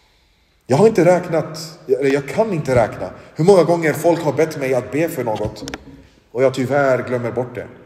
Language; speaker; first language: Swedish; non-native, local second language; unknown